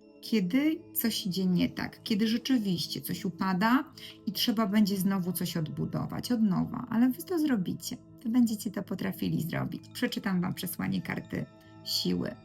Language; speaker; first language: Polish; native; Polish